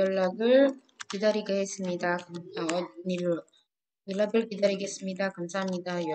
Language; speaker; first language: Korean; non-native, fluent; Indonesian